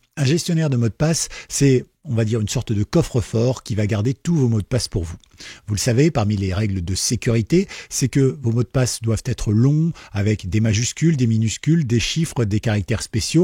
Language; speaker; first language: French; native; French